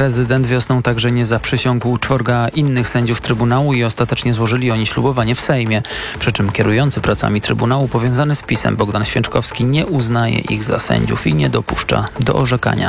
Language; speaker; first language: Polish; native; Polish